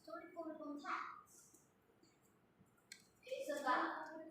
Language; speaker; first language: English; non-native, learner; Indonesian